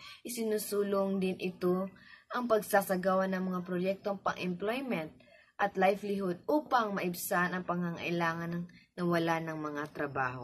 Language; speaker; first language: Filipino; native; Filipino